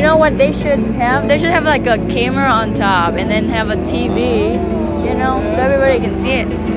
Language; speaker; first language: English; non-native, fluent; Vietnamese